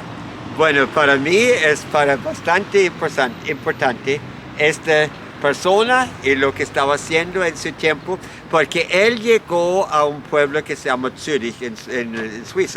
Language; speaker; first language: Spanish; non-native, fluent; English